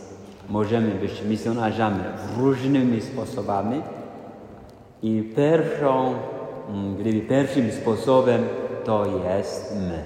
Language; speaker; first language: Polish; non-native, fluent; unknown